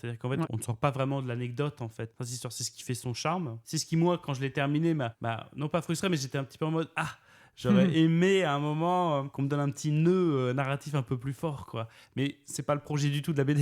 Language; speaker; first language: French; native; French